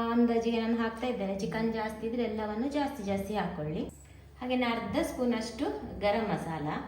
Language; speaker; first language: Kannada; native; Kannada